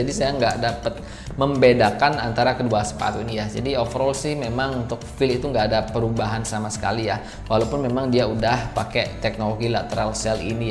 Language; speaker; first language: Indonesian; native; Indonesian